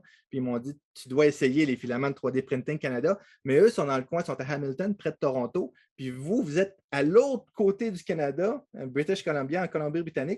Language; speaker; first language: French; native; French